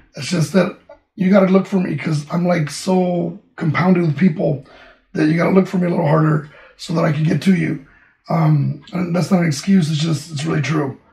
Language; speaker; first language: English; early bilingual, other home language; Spanish